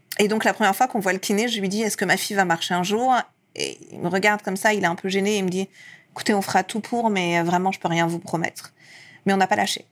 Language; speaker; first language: French; early bilingual, other home language; Persian